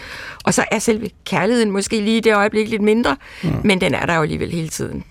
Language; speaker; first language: Danish; native; Danish